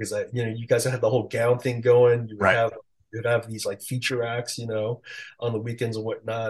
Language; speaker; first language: English; early bilingual, other home language; Chinese